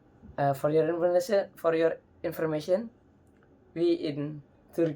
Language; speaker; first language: English; non-native, learner; Indonesian